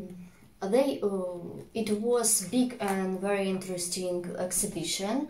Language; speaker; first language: English; non-native, fluent; Russian